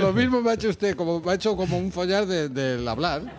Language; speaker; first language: Spanish; native; Spanish